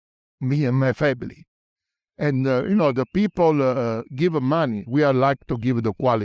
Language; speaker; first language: English; non-native, learner; Italian